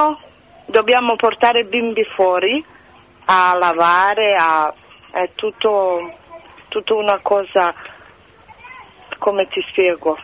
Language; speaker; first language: Italian; non-native, fluent; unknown